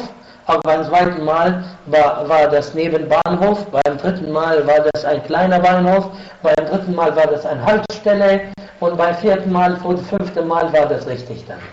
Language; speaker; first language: German; non-native, fluent; Arabic